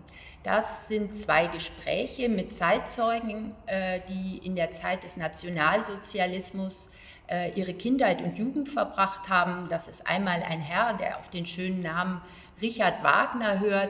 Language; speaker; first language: German; native; German